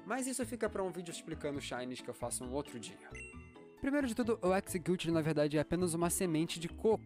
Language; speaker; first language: Portuguese; native; Portuguese